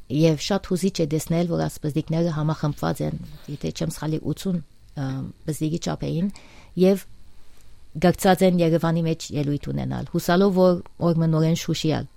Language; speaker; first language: Armenian; early bilingual, heritage; Armenian